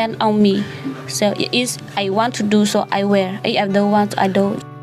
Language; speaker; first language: English; non-native, learner; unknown